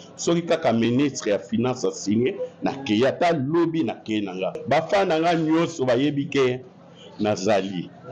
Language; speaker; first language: Lingala; non-native, local second language; Kituba (Democratic Republic of Congo)